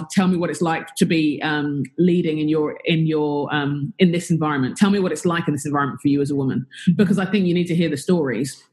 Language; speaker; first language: English; native; English